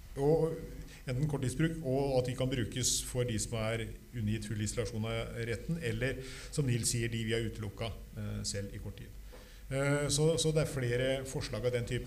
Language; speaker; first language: Norwegian; native; Norwegian